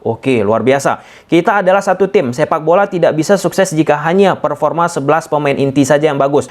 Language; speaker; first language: Indonesian; native; Indonesian